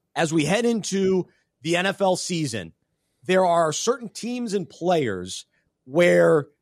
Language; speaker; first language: English; native; English